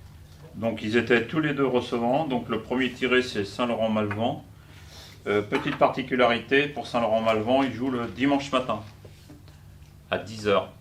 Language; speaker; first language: French; native; French